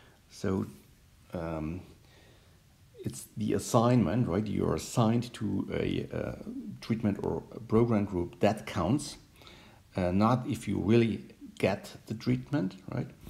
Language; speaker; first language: English; non-native, fluent; German